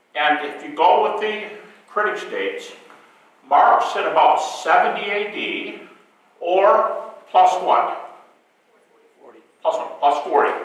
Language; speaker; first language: English; native; English